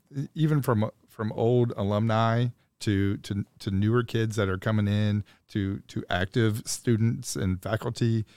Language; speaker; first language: English; native; English